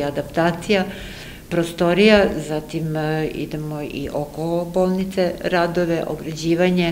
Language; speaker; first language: Serbian; native; Serbian